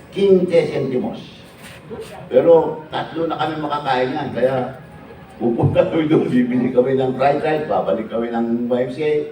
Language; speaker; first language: Filipino; non-native, local second language; Iloko